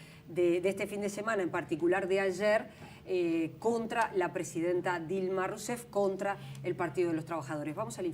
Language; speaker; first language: Spanish; native; Spanish